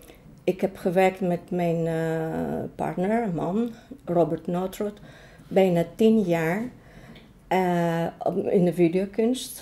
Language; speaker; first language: Dutch; non-native, fluent; Greek